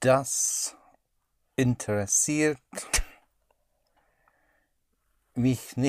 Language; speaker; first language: German; non-native, learner; English